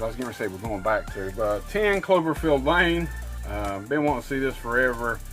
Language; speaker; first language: English; native; English